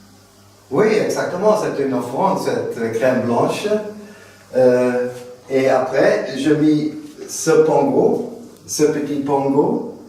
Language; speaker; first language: French; non-native, fluent; German